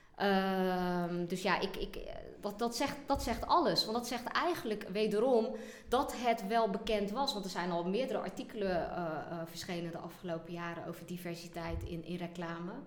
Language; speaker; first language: Dutch; native; Dutch